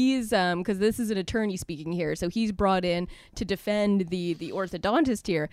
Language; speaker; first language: English; native; English